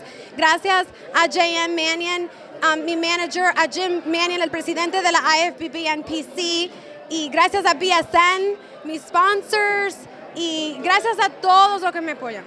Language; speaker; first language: Spanish; early bilingual, heritage; Spanish